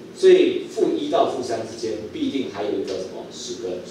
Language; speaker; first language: Chinese; native; Chinese